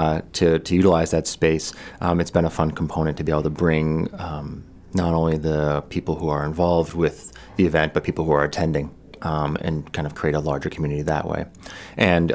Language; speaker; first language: English; native; English